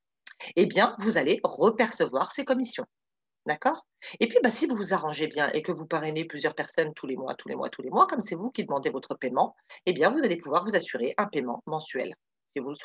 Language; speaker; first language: French; native; French